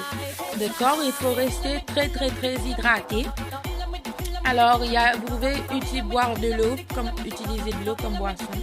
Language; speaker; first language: French; native; French